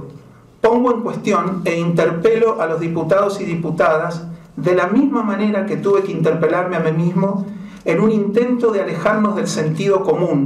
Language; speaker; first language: Spanish; native; Spanish